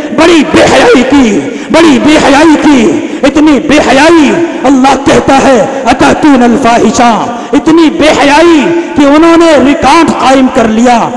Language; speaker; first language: Urdu; native; Urdu